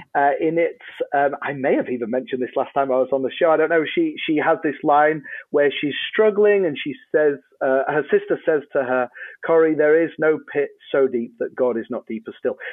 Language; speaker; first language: English; native; English